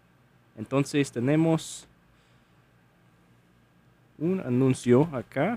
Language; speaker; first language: Spanish; non-native, learner; English